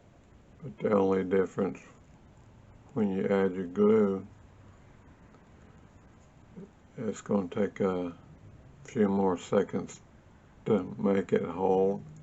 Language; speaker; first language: English; native; English